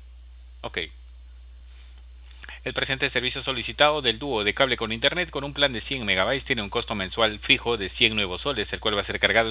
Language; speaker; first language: Spanish; native; Spanish